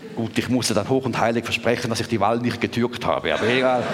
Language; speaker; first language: German; native; German